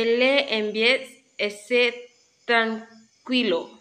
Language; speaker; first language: Spanish; non-native, learner; Malay